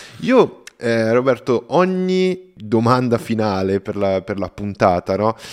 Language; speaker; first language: Italian; non-native, fluent; Portuguese